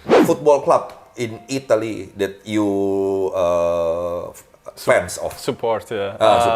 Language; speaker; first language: English; non-native, learner; Indonesian